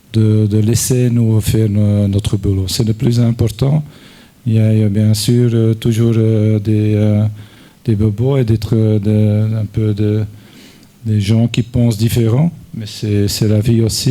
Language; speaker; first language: French; non-native, fluent; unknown